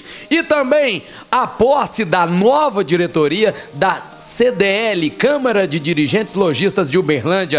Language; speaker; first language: Portuguese; native; Portuguese